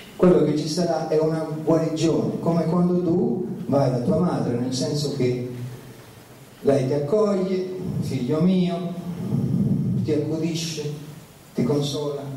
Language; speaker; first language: Italian; early bilingual, heritage; Italian